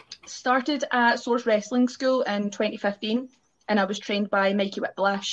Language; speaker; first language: English; native; English